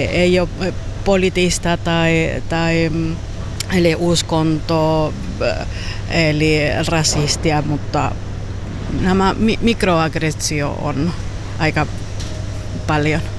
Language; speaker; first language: Finnish; non-native, learner; Spanish